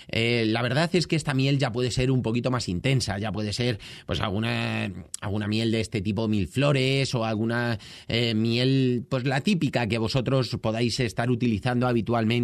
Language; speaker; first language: Spanish; native; Spanish